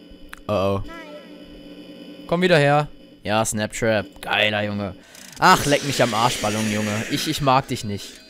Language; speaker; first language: German; native; German